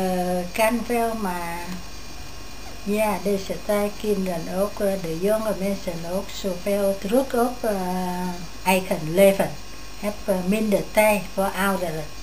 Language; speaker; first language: Dutch; non-native, learner; Vietnamese